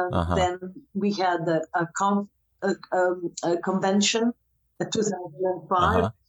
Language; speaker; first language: English; non-native, fluent; Croatian